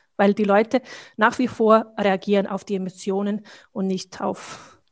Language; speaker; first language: German; non-native, fluent; Bosnian